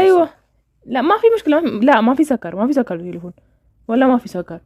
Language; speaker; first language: Arabic; non-native, learner; Amharic